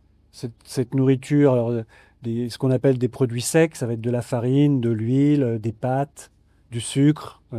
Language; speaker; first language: French; native; French